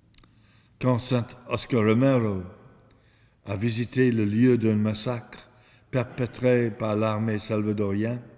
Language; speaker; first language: French; non-native, fluent; English